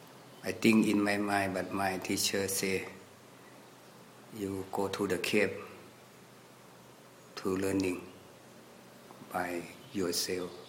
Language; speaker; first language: English; non-native, learner; Thai